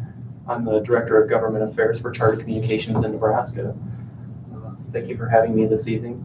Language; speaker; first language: English; native; English